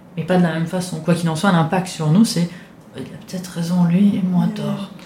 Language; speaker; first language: French; non-native, fluent; Italian